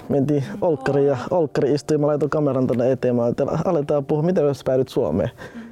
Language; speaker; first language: Finnish; early bilingual, other home language; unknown